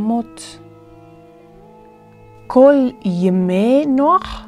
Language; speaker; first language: Hebrew; non-native, fluent; English